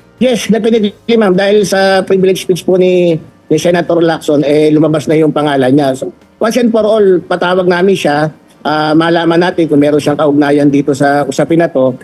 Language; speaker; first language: Filipino; native; Filipino